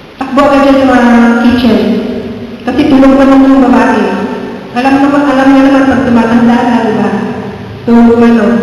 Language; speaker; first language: Filipino; non-native, local second language; Cebuano